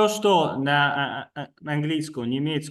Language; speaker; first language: Russian; non-native, fluent; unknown